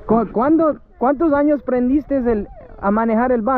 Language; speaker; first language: Spanish; early bilingual, heritage; English